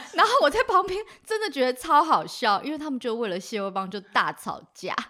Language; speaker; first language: Chinese; native; Chinese